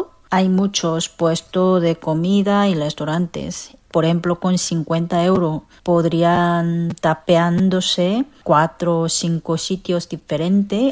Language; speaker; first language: Spanish; non-native, fluent; Korean